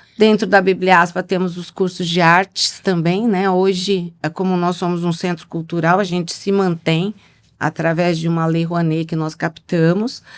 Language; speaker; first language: Portuguese; native; Portuguese